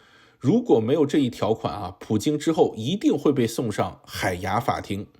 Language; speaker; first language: Chinese; native; Chinese